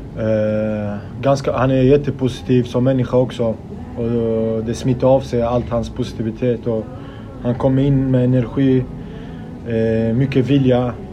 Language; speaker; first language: Swedish; early bilingual, other home language; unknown